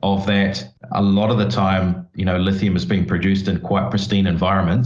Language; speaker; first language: English; native; English